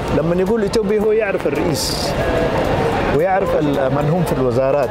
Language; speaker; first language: Arabic; non-native, local second language; Tigrinya